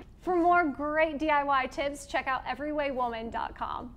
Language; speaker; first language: English; native; English